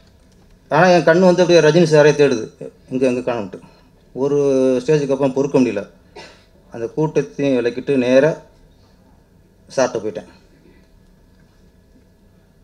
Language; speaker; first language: Tamil; native; Tamil